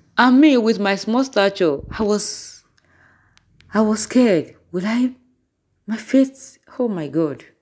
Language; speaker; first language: English; non-native, local second language; Yoruba